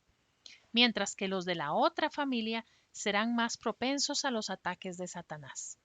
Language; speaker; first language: Spanish; native; Spanish